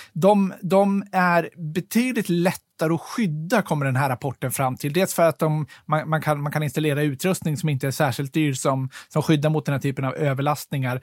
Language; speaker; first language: Swedish; native; Swedish